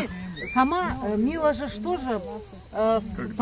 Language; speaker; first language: Russian; native; Russian